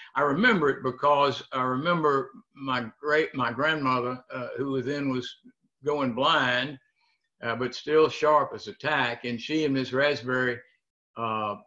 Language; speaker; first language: English; native; English